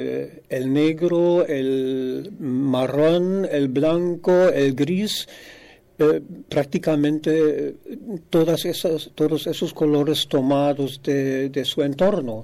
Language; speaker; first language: Spanish; non-native, fluent; German